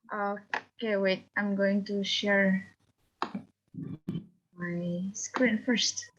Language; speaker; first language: English; non-native, fluent; Indonesian